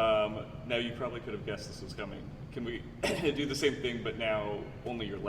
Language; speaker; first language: English; native; English